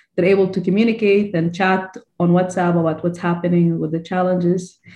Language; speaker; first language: English; non-native, fluent; Arabic